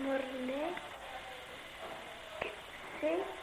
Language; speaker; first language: Spanish; non-native, learner; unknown